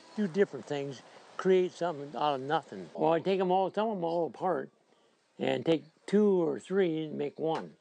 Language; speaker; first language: English; native; English